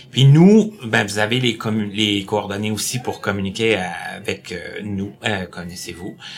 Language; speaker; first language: French; native; French